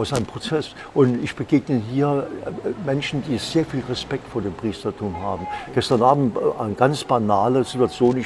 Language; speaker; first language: German; native; German